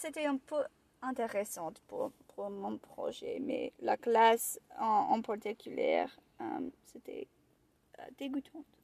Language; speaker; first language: French; non-native, learner; English